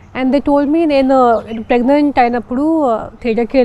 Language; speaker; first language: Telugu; non-native, fluent; Hindi